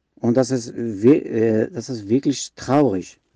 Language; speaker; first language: German; non-native, learner; Kurdish